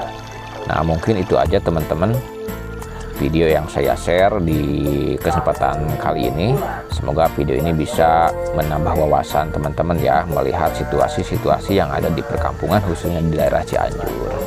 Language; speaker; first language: Indonesian; non-native, local second language; Sundanese